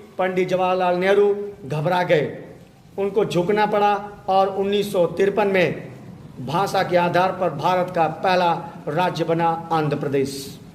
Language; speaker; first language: Hindi; native; Hindi